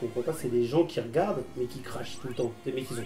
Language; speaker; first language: French; native; French